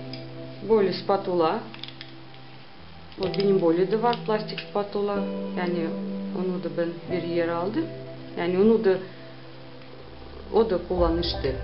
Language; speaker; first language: Turkish; non-native, learner; Russian